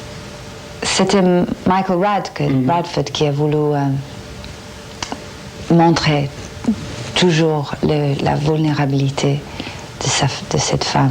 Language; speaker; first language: French; non-native, fluent; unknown